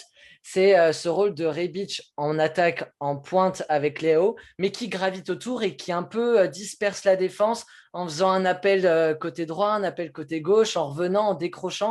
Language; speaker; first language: French; native; French